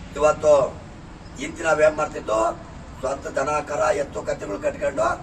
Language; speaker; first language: Kannada; native; Kannada